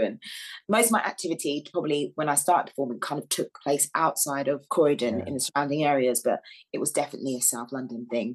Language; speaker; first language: English; native; English